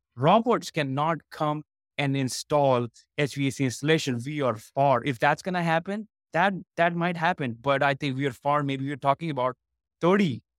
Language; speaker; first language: English; non-native, local second language; Hindi